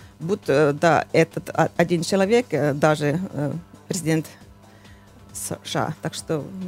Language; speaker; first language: Russian; non-native, fluent; Finnish